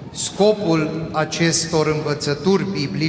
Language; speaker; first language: Romanian; non-native, fluent; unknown